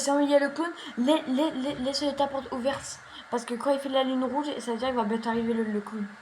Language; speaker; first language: French; native; French